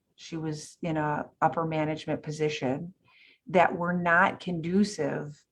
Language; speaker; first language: English; native; English